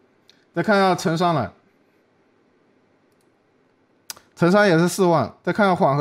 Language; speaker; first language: Chinese; native; Chinese